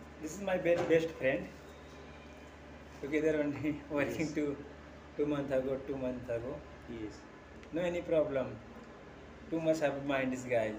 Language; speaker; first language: English; non-native, learner; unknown